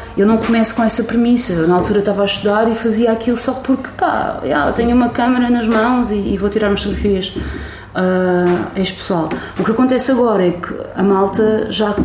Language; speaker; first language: Portuguese; native; Portuguese